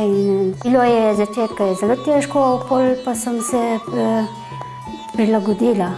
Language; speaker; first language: Slovenian; non-native, learner; Nepali